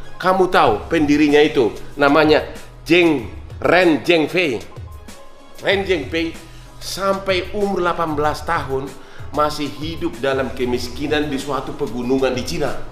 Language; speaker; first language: Indonesian; non-native, local second language; Batak Toba